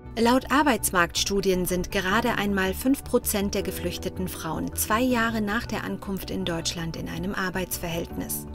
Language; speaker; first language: German; native; German